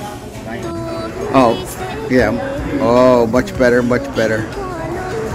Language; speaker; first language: English; native; English